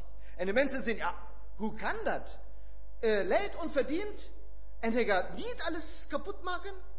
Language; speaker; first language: Dutch; non-native, fluent; German